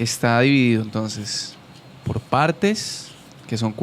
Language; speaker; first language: Spanish; native; Spanish